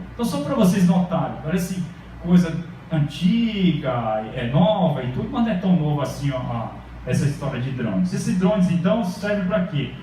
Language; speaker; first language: Portuguese; early bilingual, other home language; Japanese